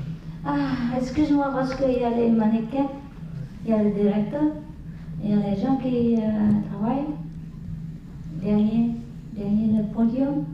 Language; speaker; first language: French; non-native, learner; Vietnamese